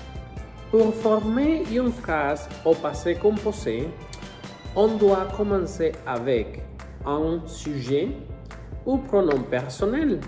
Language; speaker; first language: French; non-native, fluent; Spanish